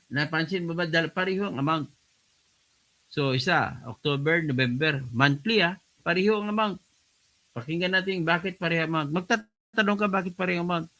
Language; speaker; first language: Filipino; non-native, local second language; Hiligaynon